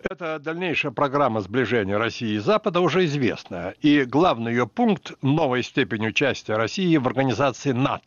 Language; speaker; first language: Russian; native; Russian